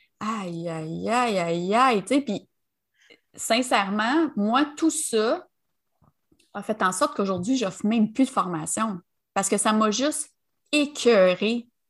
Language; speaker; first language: French; native; French